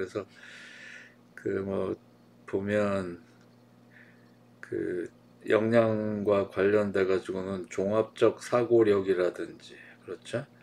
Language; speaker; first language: Korean; native; Korean